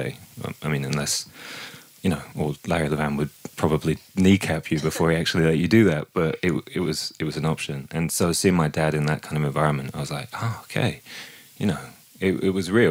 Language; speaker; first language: English; native; English